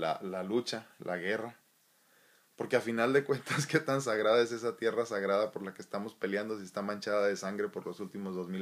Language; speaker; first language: Spanish; native; Spanish